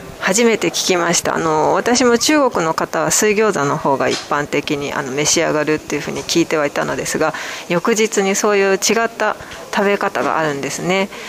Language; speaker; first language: Japanese; native; Japanese